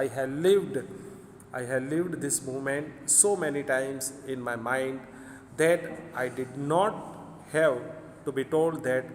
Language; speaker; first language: English; non-native, local second language; Gujarati